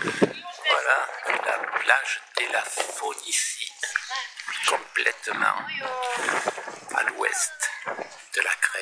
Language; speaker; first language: French; native; French